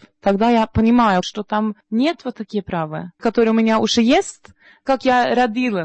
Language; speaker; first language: Russian; non-native, learner; Norwegian